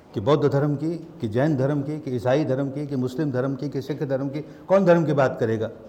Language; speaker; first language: Hindi; early bilingual, heritage; Hindi